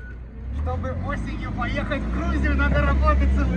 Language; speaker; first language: Russian; native; Russian